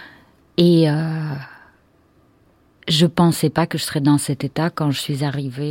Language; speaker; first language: French; non-native, fluent; Russian